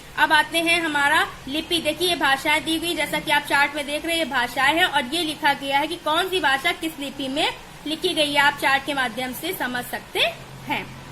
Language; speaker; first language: Hindi; native; Hindi